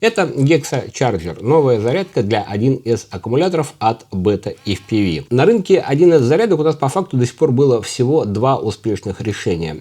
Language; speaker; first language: Russian; native; Russian